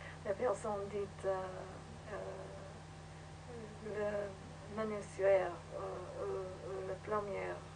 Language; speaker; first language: French; non-native, learner; English